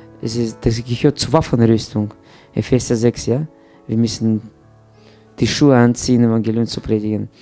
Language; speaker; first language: German; non-native, fluent; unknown